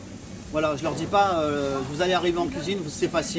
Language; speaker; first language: French; native; French